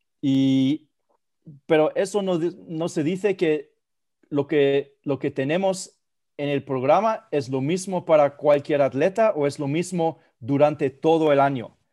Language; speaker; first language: Spanish; non-native, fluent; German